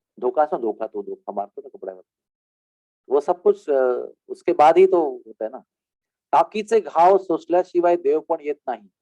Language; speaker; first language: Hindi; non-native, local second language; Marathi